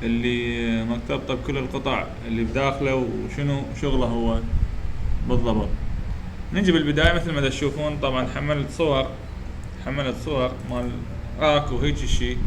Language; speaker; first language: Arabic; native; Arabic